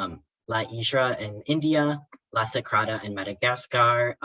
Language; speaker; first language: Spanish; non-native, learner; English